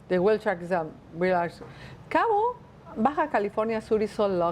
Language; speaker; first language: English; non-native, learner; Spanish